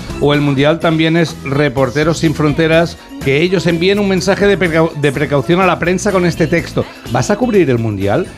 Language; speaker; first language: Spanish; native; Spanish